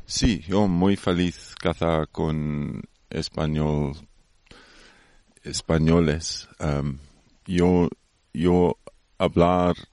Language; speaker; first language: Spanish; non-native, learner; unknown